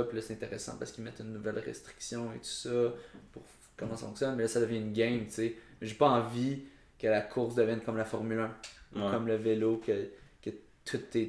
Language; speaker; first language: French; native; French